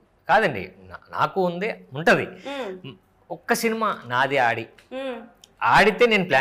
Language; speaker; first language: Telugu; native; Telugu